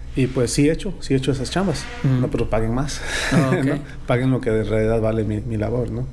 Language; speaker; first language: Spanish; early bilingual, heritage; Spanish